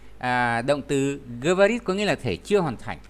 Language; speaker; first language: Vietnamese; native; Vietnamese